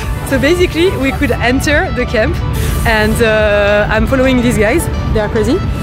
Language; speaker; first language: English; non-native, fluent; French